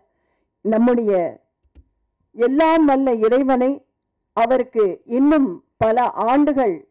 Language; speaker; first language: Tamil; native; Tamil